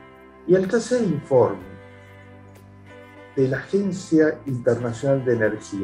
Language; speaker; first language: Spanish; native; Spanish